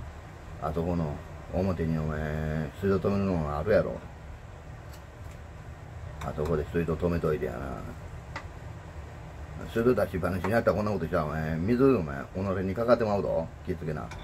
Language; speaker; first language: Japanese; native; Japanese